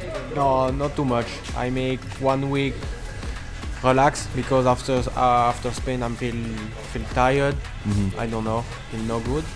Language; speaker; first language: English; non-native, learner; French